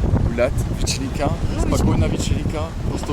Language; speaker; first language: Russian; non-native, learner; French